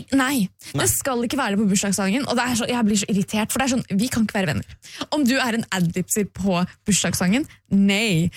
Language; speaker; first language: Norwegian; native; Norwegian